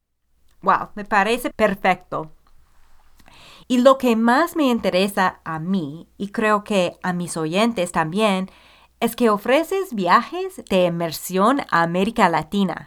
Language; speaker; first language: Spanish; non-native, fluent; English